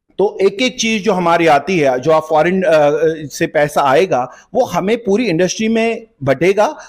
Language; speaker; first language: Hindi; non-native, local second language; Kashmiri